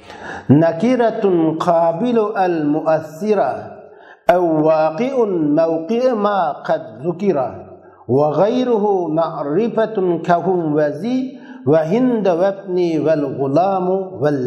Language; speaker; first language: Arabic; non-native, fluent; Uzbek